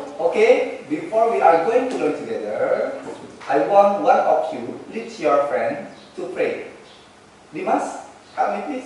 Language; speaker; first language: English; non-native, learner; Indonesian